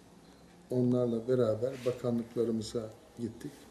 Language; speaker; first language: Turkish; native; Turkish